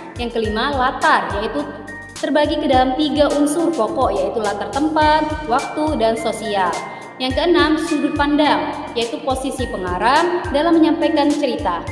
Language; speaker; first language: Indonesian; native; Indonesian